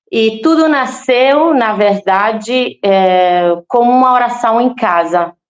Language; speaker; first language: Portuguese; non-native, fluent; Italian